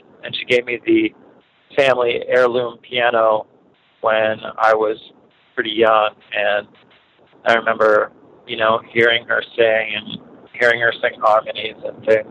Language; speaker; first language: English; native; English